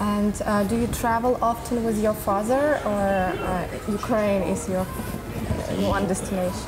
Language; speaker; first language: English; non-native, fluent; Ukrainian